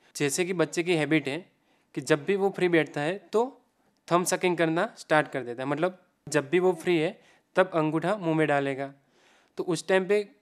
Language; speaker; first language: Hindi; non-native, local second language; Gujarati